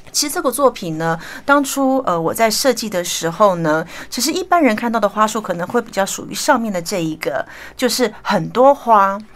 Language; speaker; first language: Chinese; native; Chinese